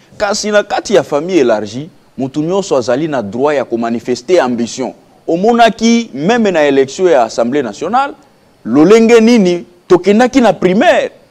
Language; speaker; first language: Lingala; native; Lingala